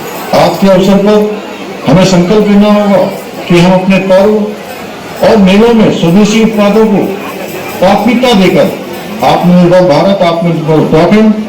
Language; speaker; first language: Hindi; native; Hindi